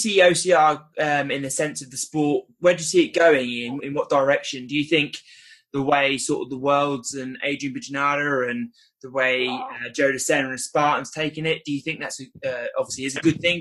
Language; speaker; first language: English; native; English